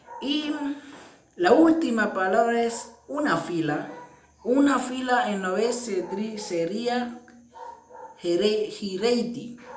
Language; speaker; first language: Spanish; non-native, local second language; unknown